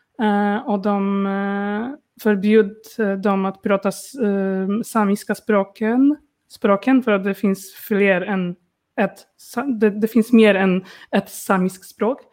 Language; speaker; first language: Swedish; non-native, learner; Polish